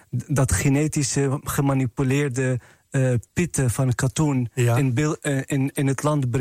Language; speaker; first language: Dutch; non-native, fluent; Arabic